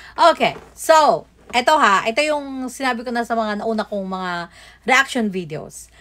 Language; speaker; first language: Filipino; non-native, local second language; Iloko